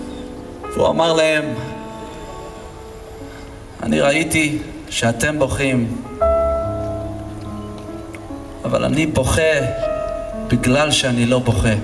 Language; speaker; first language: Hebrew; non-native, fluent; English